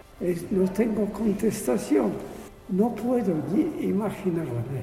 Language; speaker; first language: Spanish; non-native, fluent; Polish